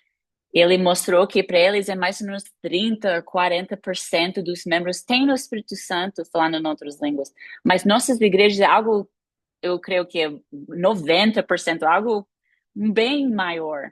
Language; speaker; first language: Portuguese; non-native, fluent; English